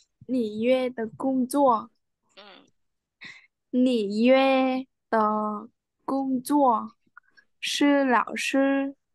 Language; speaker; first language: Chinese; non-native, learner; Vietnamese